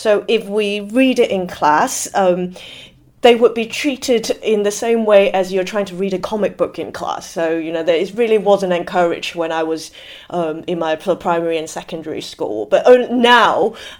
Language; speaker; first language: English; non-native, local second language; Cantonese